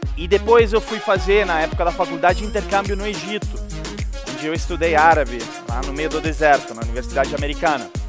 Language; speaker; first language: Portuguese; non-native, fluent; Italian